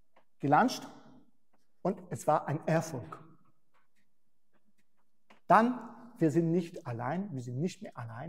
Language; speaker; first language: German; non-native, fluent; French